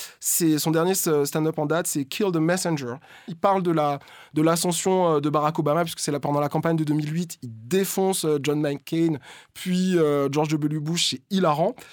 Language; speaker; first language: French; native; French